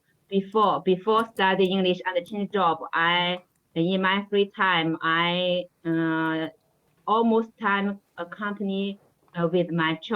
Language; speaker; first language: English; non-native, learner; Chinese